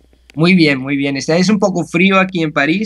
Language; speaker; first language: Spanish; non-native, fluent; Italian